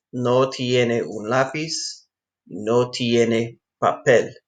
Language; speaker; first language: Spanish; non-native, fluent; English